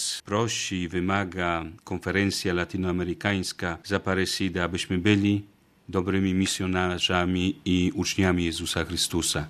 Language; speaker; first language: Polish; native; Polish